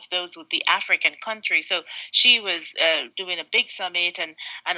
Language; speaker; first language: English; non-native, local second language; Igbo